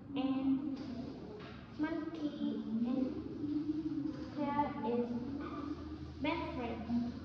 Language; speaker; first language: English; non-native, learner; Vietnamese